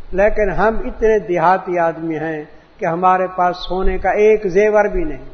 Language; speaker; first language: Urdu; non-native, local second language; Punjabi